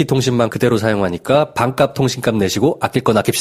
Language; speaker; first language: Korean; native; Korean